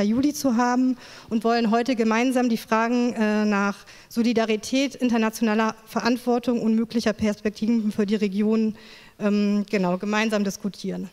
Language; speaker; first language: German; native; German